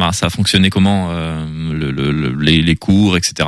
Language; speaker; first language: French; native; French